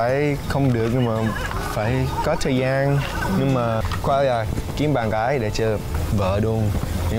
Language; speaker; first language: Vietnamese; early bilingual, heritage; English